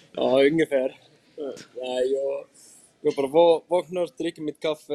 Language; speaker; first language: Swedish; non-native, fluent; Icelandic